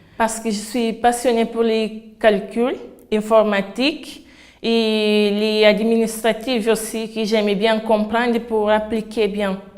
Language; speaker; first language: French; non-native, fluent; Kabuverdianu